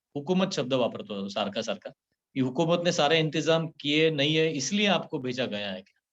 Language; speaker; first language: Hindi; non-native, local second language; Marathi